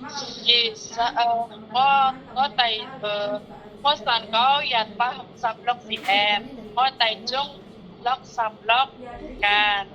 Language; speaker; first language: Cantonese; non-native, learner; Indonesian